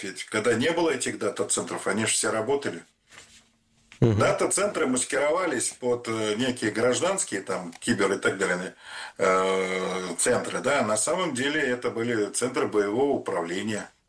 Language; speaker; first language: Russian; native; Russian